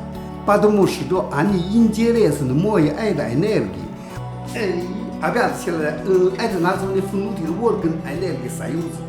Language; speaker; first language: Russian; non-native, learner; Chinese